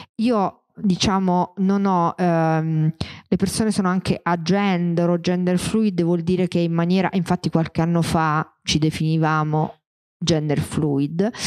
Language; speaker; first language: Italian; native; Italian